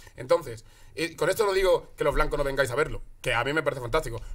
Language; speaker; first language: Spanish; native; Spanish